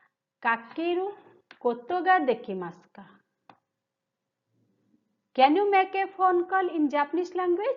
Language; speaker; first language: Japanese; non-native, fluent; Hindi